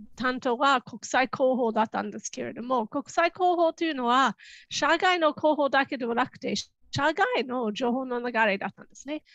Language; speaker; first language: Japanese; non-native, fluent; English